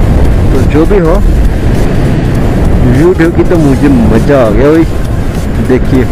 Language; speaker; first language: Hindi; non-native, local second language; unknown